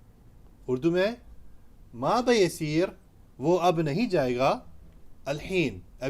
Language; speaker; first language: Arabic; non-native, fluent; Urdu